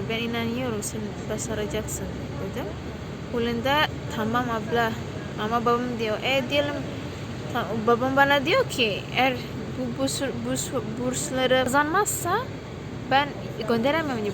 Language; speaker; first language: Turkish; non-native, learner; Indonesian